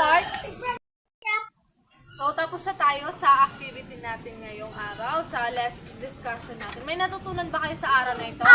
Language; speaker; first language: Filipino; native; Filipino